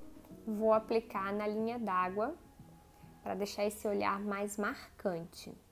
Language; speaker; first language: Portuguese; native; Portuguese